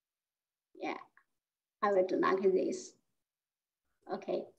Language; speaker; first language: English; non-native, fluent; Chinese